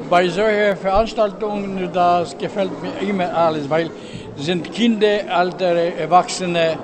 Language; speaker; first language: German; non-native, local second language; Polish